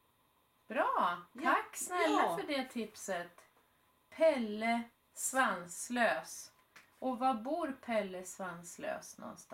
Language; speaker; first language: Swedish; native; Swedish